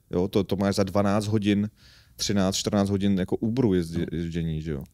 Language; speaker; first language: Czech; non-native, fluent; Armenian